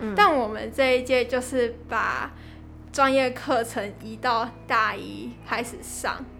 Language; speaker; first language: Chinese; native; Chinese